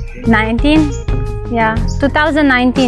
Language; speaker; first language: Indonesian; non-native, learner; Serbian